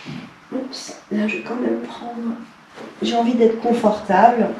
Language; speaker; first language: French; native; French